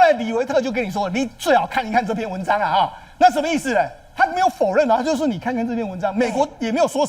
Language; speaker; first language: Chinese; native; Chinese